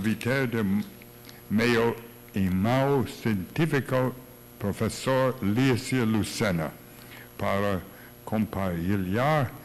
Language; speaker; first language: Portuguese; non-native, learner; English